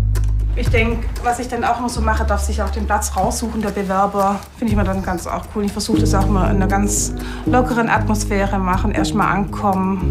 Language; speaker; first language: German; native; German